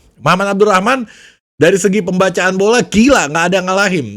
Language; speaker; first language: Indonesian; native; Indonesian